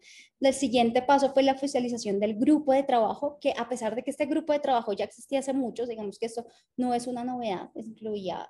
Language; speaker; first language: Spanish; native; Spanish